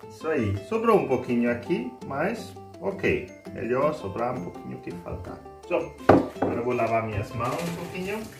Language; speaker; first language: Portuguese; non-native, learner; German